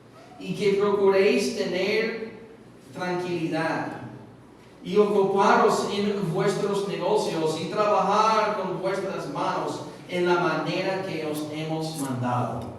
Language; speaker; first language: Spanish; non-native, fluent; English